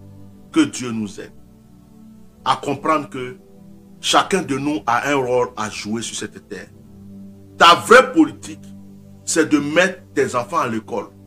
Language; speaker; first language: French; non-native, local second language; Baoulé